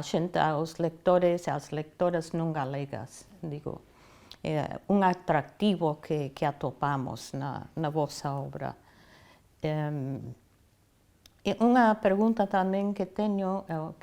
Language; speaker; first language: Galician; non-native, fluent; English